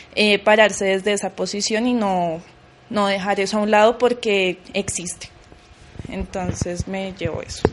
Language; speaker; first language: Spanish; non-native, fluent; Swedish